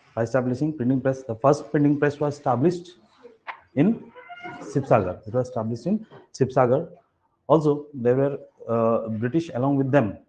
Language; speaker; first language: English; non-native, local second language; Assamese